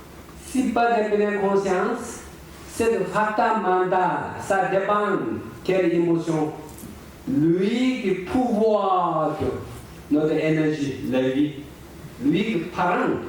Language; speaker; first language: French; non-native, learner; Tibetan